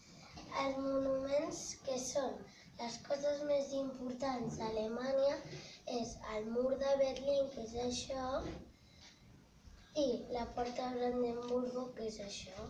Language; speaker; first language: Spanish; non-native, local second language; Catalan